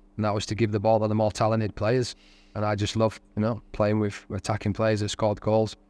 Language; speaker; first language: English; native; English